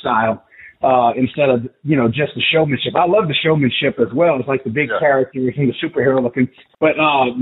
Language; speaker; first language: English; native; English